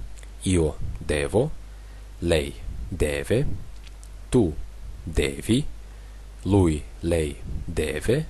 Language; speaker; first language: Italian; non-native, fluent; Russian